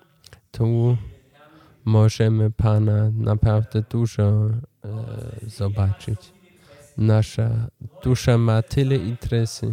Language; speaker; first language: Polish; non-native, learner; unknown